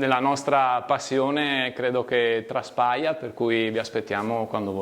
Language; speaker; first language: Italian; native; Italian